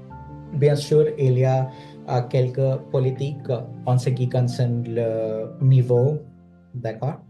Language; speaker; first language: French; non-native, fluent; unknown